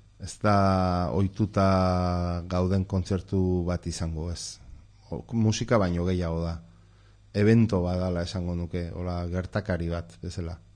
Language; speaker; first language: Basque; non-native, local second language; Spanish